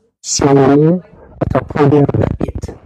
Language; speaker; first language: Indonesian; non-native, learner; English